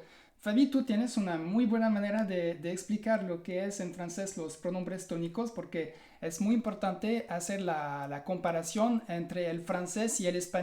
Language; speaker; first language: Spanish; non-native, fluent; French